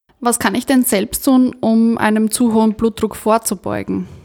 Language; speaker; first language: German; native; German